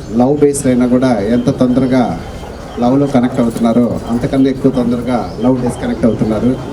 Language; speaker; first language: Telugu; native; Telugu